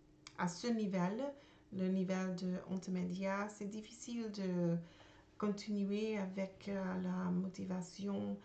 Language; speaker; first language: French; non-native, learner; English